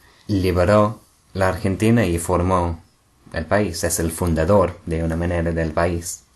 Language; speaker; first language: Spanish; non-native, fluent; English